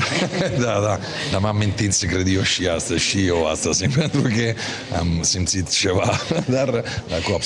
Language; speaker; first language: Romanian; non-native, fluent; Italian